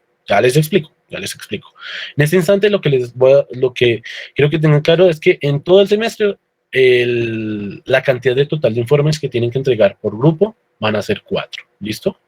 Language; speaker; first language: Spanish; native; Spanish